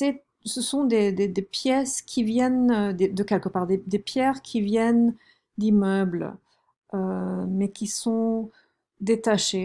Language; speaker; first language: French; non-native, fluent; German